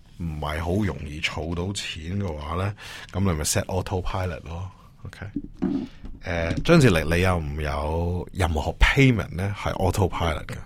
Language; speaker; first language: Cantonese; early bilingual, heritage; Cantonese